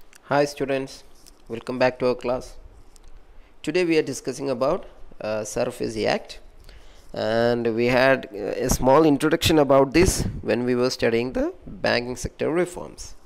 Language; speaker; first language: English; non-native, local second language; Malayalam